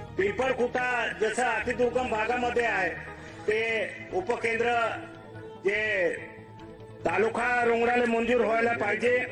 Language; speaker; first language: Marathi; non-native, local second language; Bhili